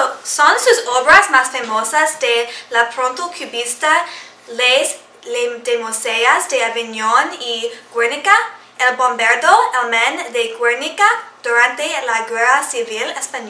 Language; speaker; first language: Spanish; non-native, learner; English